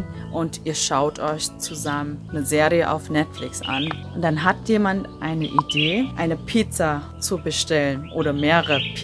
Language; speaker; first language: German; non-native, fluent; Vietnamese